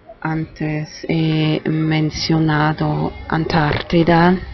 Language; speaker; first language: Spanish; non-native, fluent; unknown